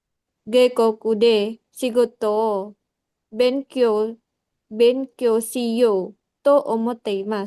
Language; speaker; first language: Japanese; non-native, learner; Indonesian